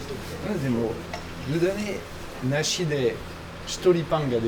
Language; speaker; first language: Japanese; non-native, learner; French